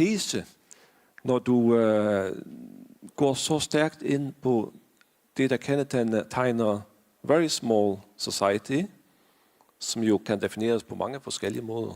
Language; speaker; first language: Danish; non-native, fluent; Faroese